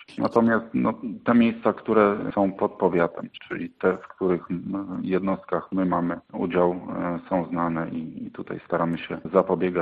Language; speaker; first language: Polish; native; Polish